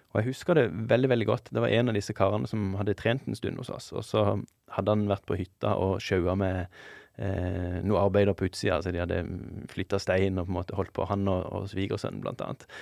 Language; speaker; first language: Norwegian; native; Norwegian